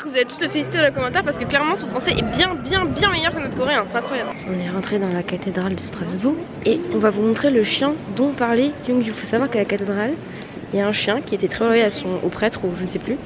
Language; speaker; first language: French; native; French